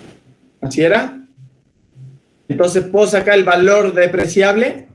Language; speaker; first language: Spanish; native; Spanish